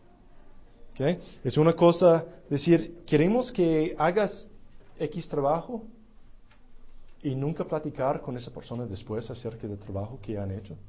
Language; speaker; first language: Spanish; non-native, fluent; English